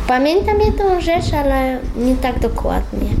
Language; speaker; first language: Polish; early bilingual, heritage; Polish